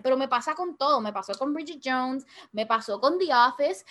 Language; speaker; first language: Spanish; early bilingual, heritage; Spanish